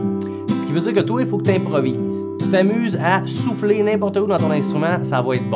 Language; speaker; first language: French; native; French